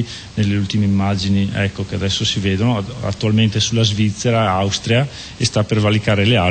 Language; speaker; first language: Italian; native; Italian